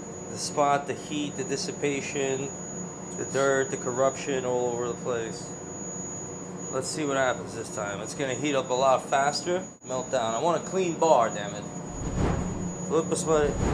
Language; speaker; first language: English; early bilingual, other home language; Russian